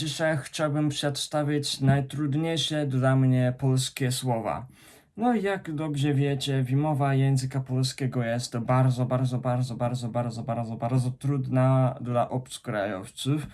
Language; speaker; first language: Polish; non-native, fluent; Japanese